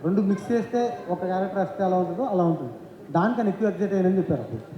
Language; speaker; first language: Telugu; native; Telugu